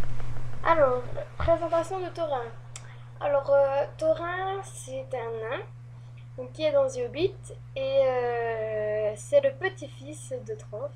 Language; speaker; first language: French; native; French